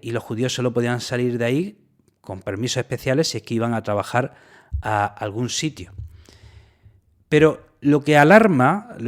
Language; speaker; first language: Spanish; native; Spanish